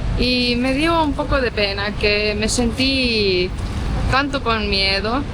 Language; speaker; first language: Spanish; non-native, fluent; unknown